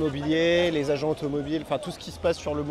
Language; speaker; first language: French; native; French